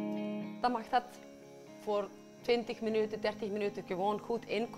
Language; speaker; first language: Dutch; non-native, fluent; Icelandic